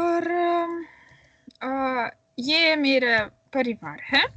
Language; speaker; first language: Hindi; non-native, learner; Russian